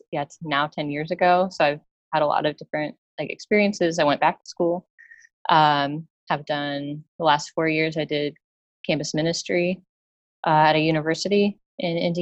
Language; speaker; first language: English; native; English